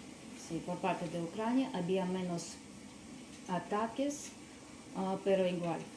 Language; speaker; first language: Spanish; non-native, learner; Russian